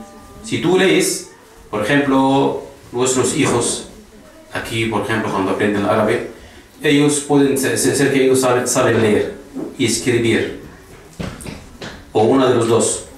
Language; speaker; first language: Spanish; non-native, fluent; Arabic